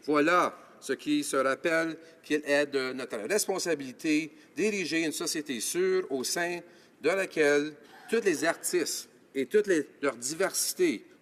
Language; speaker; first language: French; native; French